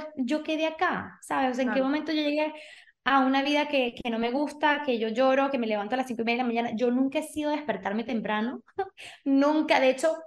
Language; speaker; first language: Spanish; early bilingual, other home language; Portuguese